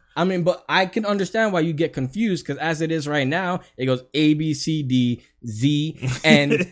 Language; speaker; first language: English; native; English